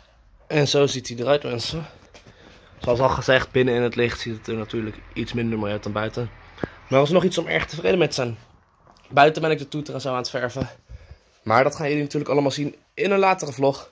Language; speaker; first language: Dutch; native; Dutch